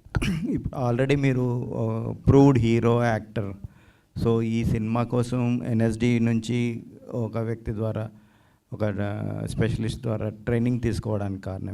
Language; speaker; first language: Telugu; native; Telugu